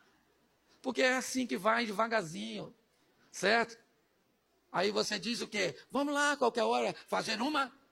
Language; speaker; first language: Portuguese; native; Portuguese